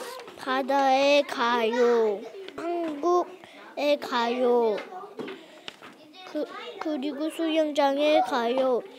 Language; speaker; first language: Korean; non-native, learner; English